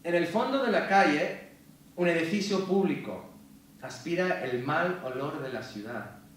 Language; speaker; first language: Spanish; early bilingual, other home language; English